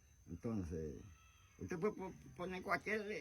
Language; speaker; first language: Spanish; non-native, learner; Haitian Creole